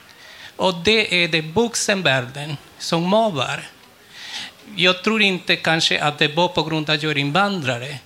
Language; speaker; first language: Swedish; non-native, fluent; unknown